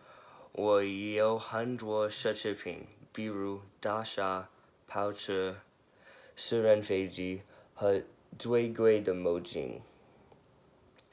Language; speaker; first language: Chinese; non-native, learner; English